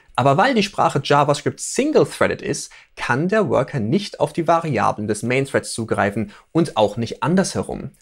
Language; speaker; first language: German; native; German